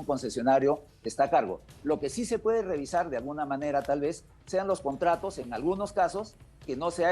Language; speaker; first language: Spanish; native; Spanish